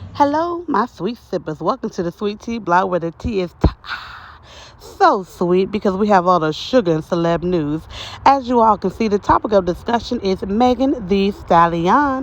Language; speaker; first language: English; native; English